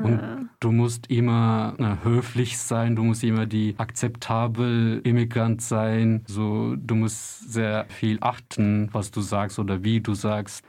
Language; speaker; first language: German; non-native, fluent; Turkish